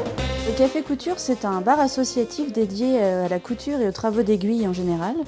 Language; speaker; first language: French; native; French